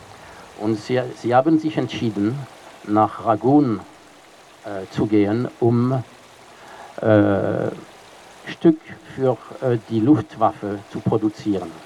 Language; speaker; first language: German; non-native, fluent; French